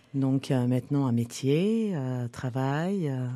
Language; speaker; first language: French; non-native, fluent; Bulgarian